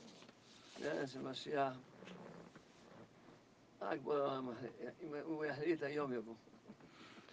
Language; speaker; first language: Hebrew; early bilingual, other home language; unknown